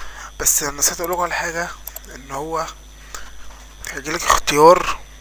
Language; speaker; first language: Arabic; native; Arabic